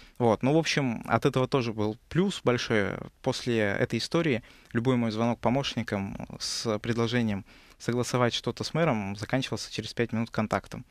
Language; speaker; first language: Russian; native; Russian